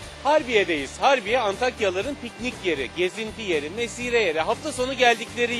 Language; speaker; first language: Turkish; native; Turkish